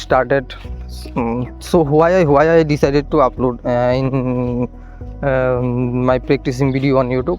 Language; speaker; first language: English; non-native, learner; Hindi